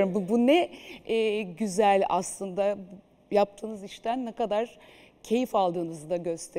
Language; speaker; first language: Turkish; native; Turkish